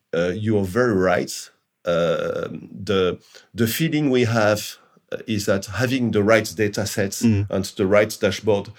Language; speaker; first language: English; non-native, fluent; French